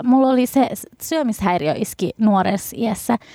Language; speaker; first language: Finnish; early bilingual, other home language; Arabic